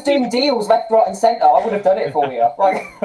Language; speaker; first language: English; native; English